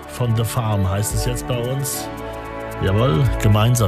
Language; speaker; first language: German; native; German